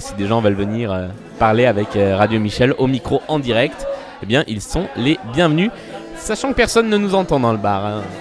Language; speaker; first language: French; native; French